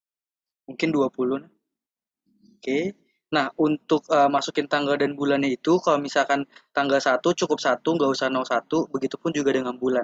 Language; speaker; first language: Indonesian; native; Indonesian